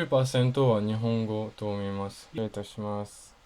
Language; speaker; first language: Japanese; non-native, learner; French